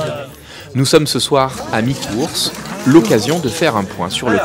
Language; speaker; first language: French; native; French